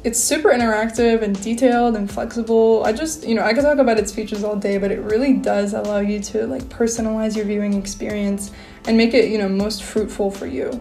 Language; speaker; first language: English; native; English